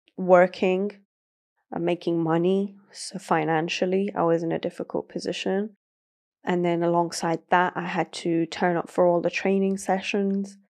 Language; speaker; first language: English; early bilingual, other home language; Persian